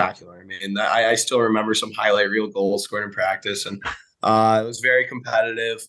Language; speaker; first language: English; native; English